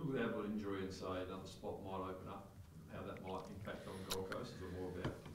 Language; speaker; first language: English; native; English